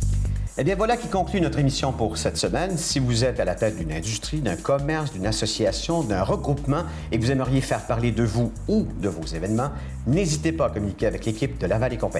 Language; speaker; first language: French; native; French